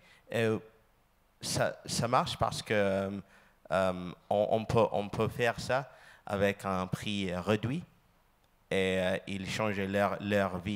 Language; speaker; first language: French; non-native, learner; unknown